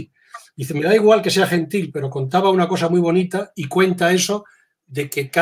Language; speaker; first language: Spanish; native; Spanish